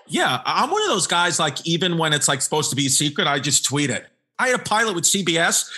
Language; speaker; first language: English; native; English